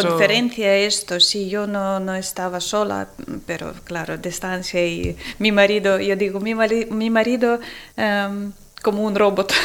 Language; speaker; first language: Spanish; non-native, learner; Ukrainian